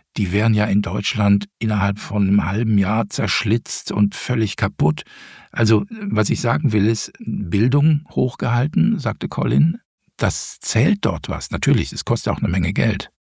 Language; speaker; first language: German; native; German